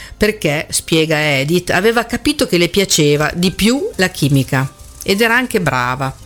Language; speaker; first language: Italian; native; Italian